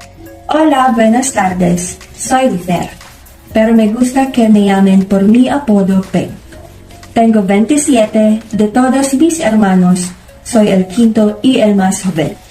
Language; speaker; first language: Spanish; non-native, learner; Filipino